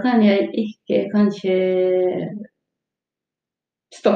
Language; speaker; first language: Norwegian; non-native, fluent; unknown